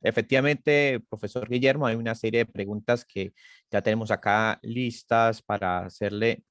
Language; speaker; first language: Spanish; native; Spanish